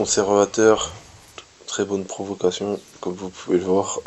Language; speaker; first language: French; native; French